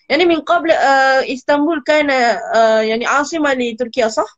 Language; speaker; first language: Arabic; non-native, learner; Malay